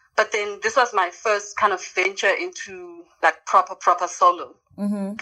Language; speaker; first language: English; non-native, local second language; Zulu